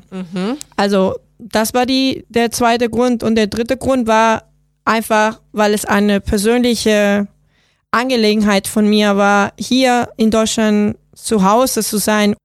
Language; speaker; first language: German; non-native, fluent; Spanish